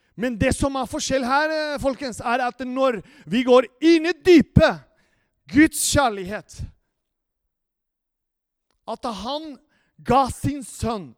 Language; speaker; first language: Norwegian; non-native, fluent; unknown